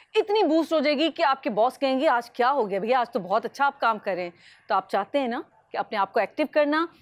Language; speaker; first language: Urdu; native; Urdu